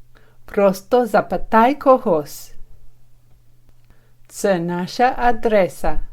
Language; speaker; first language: Ukrainian; non-native, learner; English